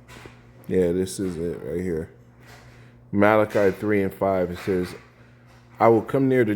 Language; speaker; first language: English; native; English